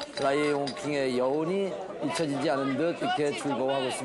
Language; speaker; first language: Korean; native; Korean